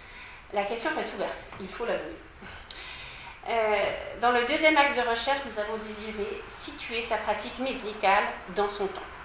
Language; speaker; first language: French; native; French